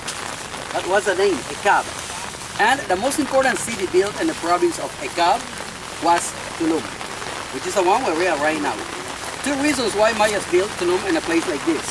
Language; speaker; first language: English; non-native, fluent; Spanish